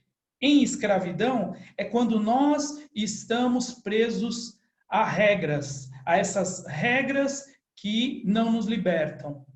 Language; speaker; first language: Portuguese; native; Portuguese